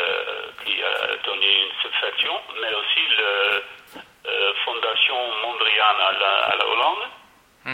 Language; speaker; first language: French; non-native, learner; Dutch